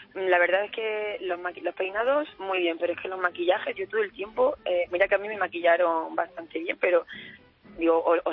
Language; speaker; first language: Spanish; native; Spanish